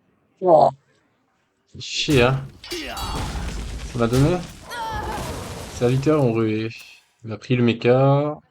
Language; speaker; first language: French; native; French